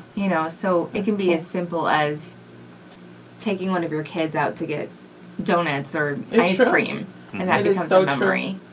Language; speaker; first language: English; native; English